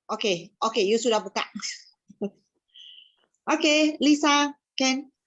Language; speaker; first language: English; non-native, local second language; Malay